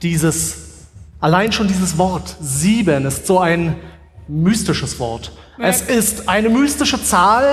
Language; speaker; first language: German; native; German